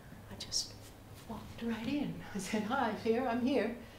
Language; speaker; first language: English; native; English